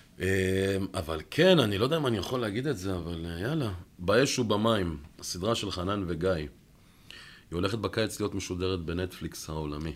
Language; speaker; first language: Hebrew; native; Hebrew